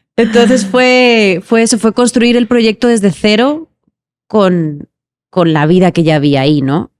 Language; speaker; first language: Spanish; native; Spanish